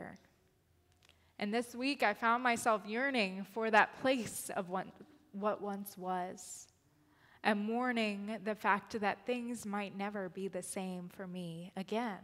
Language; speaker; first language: English; native; English